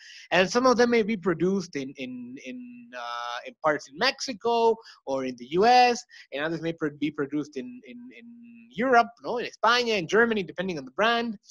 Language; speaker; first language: English; non-native, fluent; Spanish